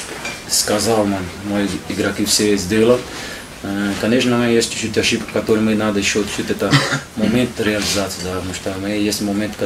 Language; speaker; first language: Russian; non-native, learner; Portuguese